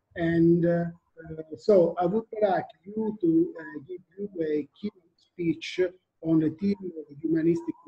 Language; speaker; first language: English; non-native, fluent; Italian